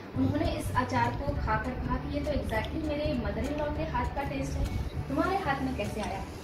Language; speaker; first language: Hindi; non-native, local second language; Gujarati